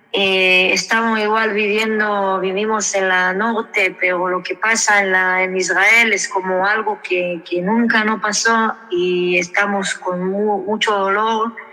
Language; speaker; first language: Spanish; early bilingual, heritage; Spanish